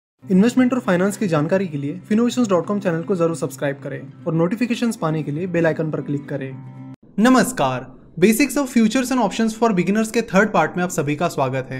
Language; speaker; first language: Hindi; non-native, local second language; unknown